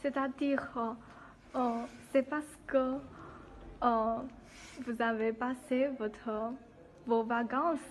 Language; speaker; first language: French; non-native, learner; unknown